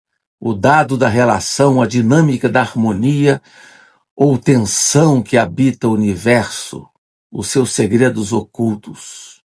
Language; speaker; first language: Portuguese; native; Portuguese